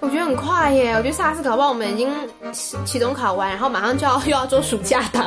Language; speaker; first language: Chinese; native; Chinese